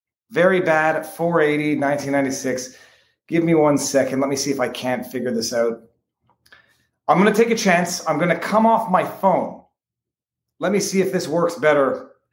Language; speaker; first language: English; native; English